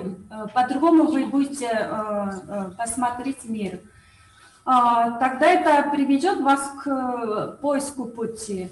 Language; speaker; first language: Russian; non-native, learner; Korean